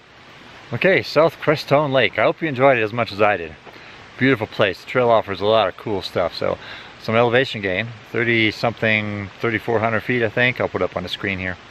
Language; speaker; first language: English; native; English